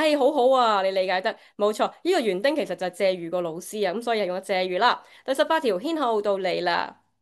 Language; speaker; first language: Cantonese; native; Cantonese